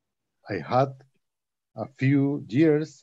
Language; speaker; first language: English; non-native, learner; Spanish